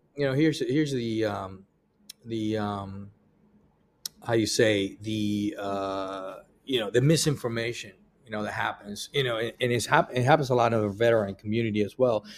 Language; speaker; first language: English; early bilingual, other home language; Spanish